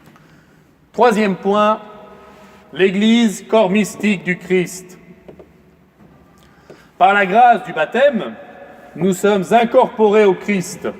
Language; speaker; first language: French; native; French